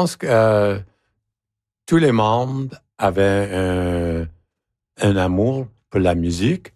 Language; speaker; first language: French; native; French